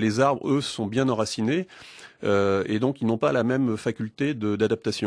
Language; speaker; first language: French; native; French